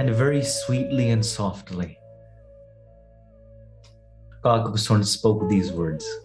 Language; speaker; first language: English; early bilingual, other home language; Punjabi